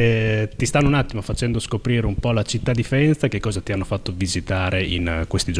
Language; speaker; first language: Italian; native; Italian